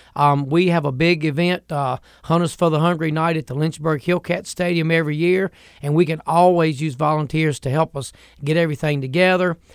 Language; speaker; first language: English; native; English